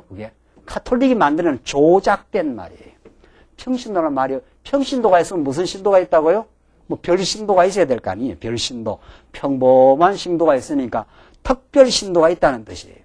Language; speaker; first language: Korean; native; Korean